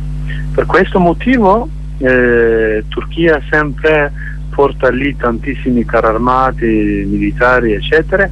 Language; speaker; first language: Italian; non-native, learner; Kurdish